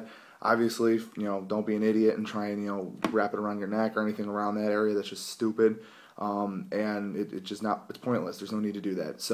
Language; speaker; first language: English; native; English